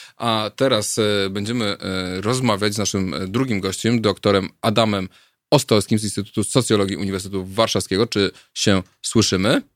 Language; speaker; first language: Polish; native; Polish